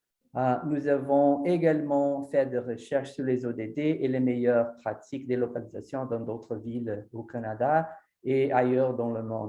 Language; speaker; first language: French; non-native, fluent; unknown